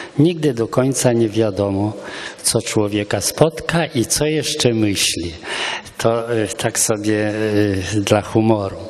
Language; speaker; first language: Polish; non-native, local second language; Romany